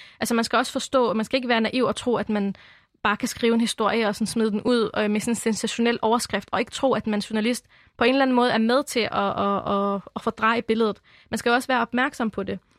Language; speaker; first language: Danish; early bilingual, other home language; Arabic